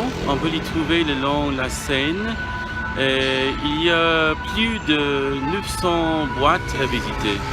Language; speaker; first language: French; non-native, fluent; English